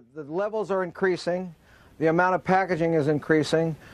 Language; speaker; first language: English; native; English